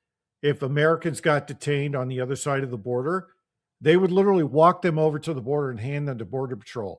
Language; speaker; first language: English; native; English